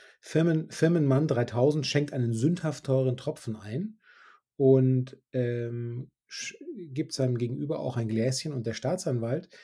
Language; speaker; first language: German; native; German